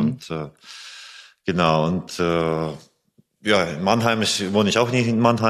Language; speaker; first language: German; non-native, fluent; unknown